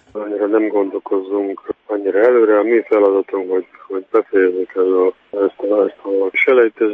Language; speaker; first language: Hungarian; non-native, fluent; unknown